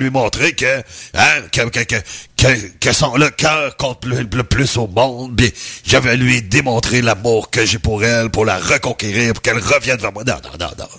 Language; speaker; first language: French; native; French